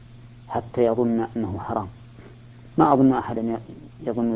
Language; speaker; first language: Arabic; native; Arabic